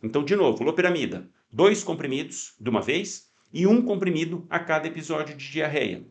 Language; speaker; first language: Portuguese; native; Portuguese